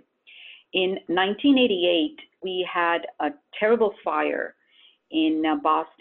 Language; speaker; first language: English; non-native, local second language; Gujarati